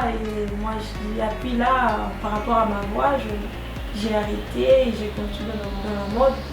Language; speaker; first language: French; non-native, local second language; Lingala